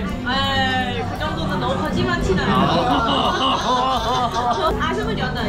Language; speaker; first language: Korean; non-native, fluent; Vietnamese